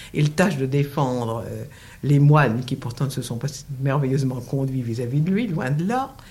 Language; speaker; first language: French; native; French